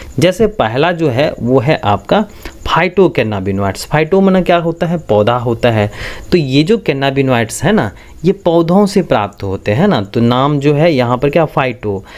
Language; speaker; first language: Hindi; native; Hindi